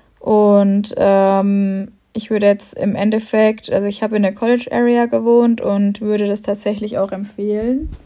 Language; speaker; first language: German; native; German